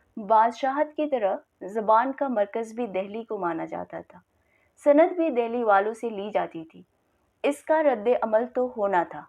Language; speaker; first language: Urdu; native; Urdu